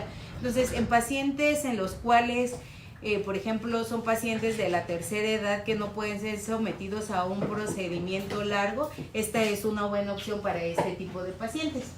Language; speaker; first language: Spanish; native; Spanish